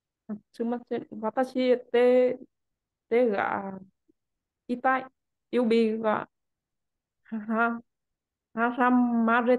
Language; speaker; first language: Japanese; non-native, learner; Vietnamese